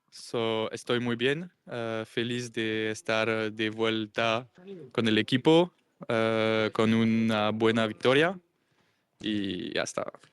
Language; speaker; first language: Spanish; non-native, learner; English